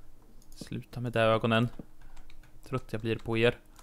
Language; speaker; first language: Swedish; native; Swedish